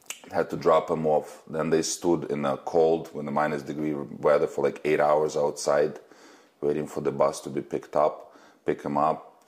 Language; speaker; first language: English; non-native, fluent; Russian